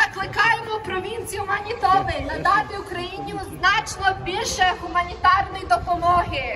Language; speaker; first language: Ukrainian; early bilingual, heritage; Ukrainian